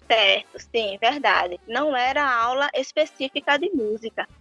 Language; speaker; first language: Portuguese; native; Portuguese